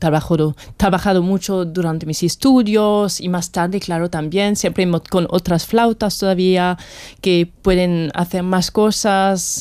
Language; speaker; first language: Spanish; non-native, fluent; German